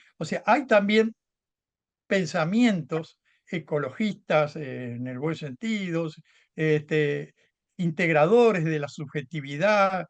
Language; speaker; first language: Spanish; native; Spanish